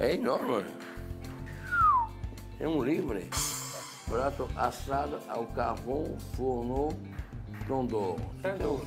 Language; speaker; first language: Portuguese; non-native, fluent; French